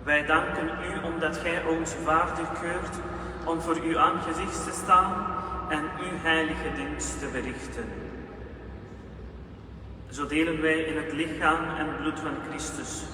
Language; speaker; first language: Dutch; non-native, fluent; Urdu